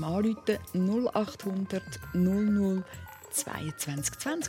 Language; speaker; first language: German; native; German